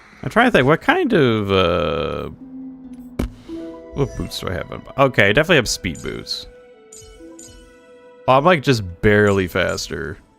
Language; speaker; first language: English; native; English